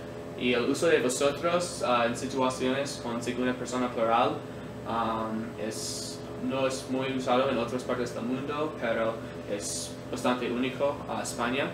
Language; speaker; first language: Spanish; non-native, learner; English